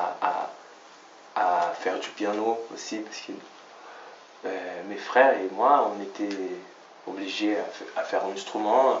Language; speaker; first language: French; non-native, fluent; Portuguese